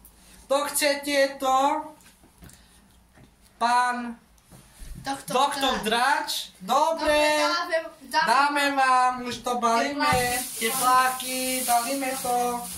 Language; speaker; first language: Slovak; non-native, local second language; Romany